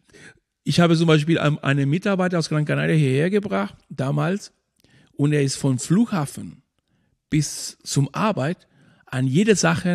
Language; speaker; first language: German; non-native, fluent; Spanish